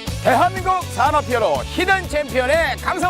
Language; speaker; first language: Korean; native; Korean